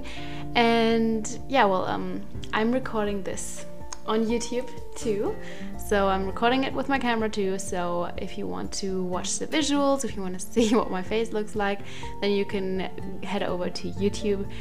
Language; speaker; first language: English; non-native, fluent; German